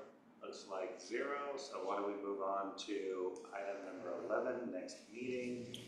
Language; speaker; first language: English; native; English